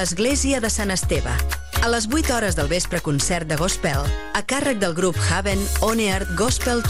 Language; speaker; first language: Catalan; native; Catalan